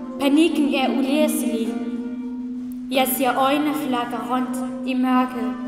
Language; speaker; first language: Danish; non-native, fluent; Central Kurdish